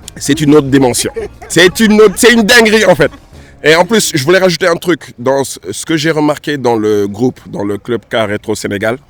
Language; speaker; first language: French; non-native, local second language; Wolof